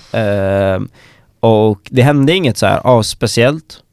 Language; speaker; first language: Swedish; native; Swedish